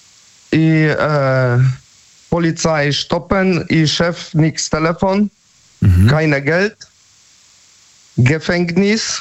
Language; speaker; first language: German; non-native, learner; Polish